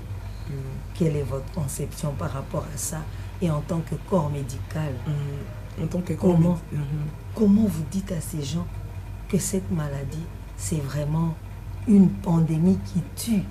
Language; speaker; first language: French; non-native, local second language; Lingala